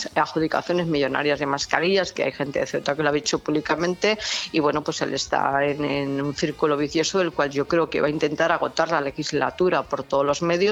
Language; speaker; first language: Spanish; native; Spanish